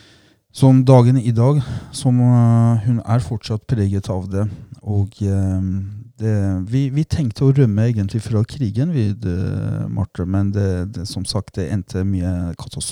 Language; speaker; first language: Norwegian; non-native, fluent; Persian